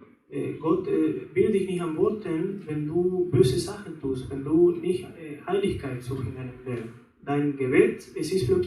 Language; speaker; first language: German; non-native, fluent; Spanish